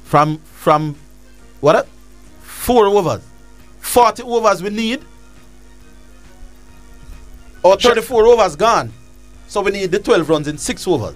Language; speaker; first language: English; native; English